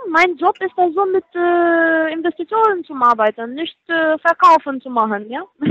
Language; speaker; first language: German; non-native, learner; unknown